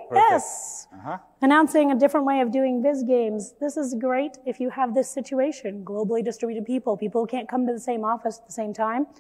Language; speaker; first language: English; native; English